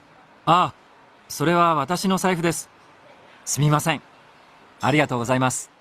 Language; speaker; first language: Japanese; non-native, learner; Indonesian